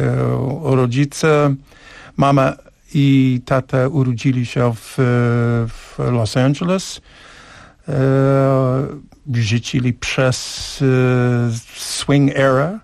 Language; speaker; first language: Polish; non-native, learner; English